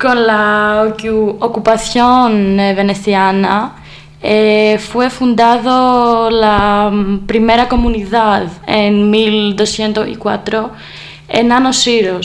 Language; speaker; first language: Spanish; non-native, learner; Greek